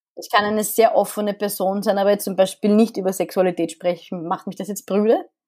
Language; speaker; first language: German; early bilingual, other home language; Arabic